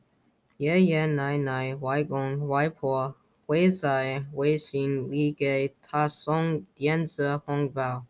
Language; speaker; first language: Chinese; non-native, learner; English